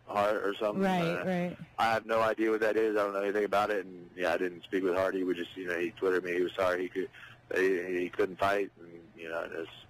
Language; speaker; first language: English; native; English